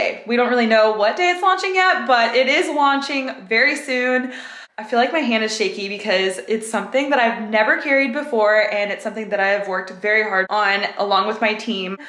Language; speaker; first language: English; native; English